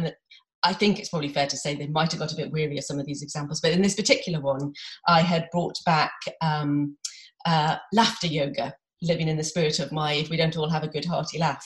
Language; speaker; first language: English; native; English